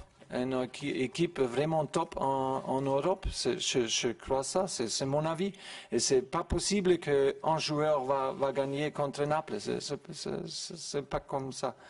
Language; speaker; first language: French; non-native, learner; German